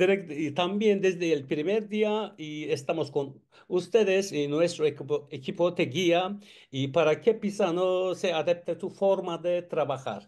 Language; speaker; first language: Spanish; non-native, learner; Turkish